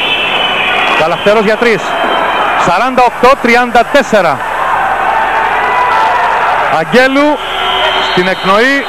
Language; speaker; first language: Greek; native; Greek